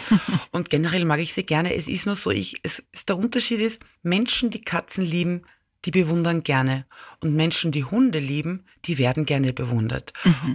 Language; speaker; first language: German; native; German